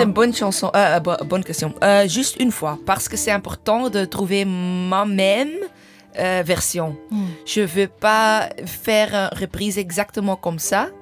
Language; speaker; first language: French; non-native, learner; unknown